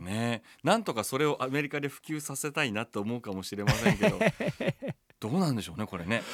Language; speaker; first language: Japanese; native; Japanese